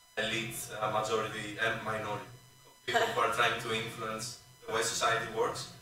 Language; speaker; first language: English; non-native, fluent; Greek